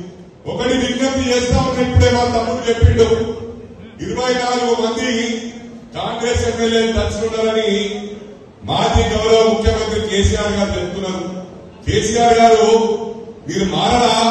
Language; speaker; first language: Telugu; native; Telugu